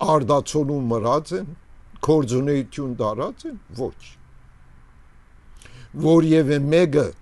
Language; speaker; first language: Armenian; early bilingual, heritage; Armenian